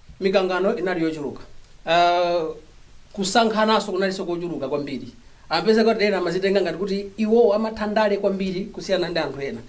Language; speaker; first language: Nyanja; non-native, local second language; Tumbuka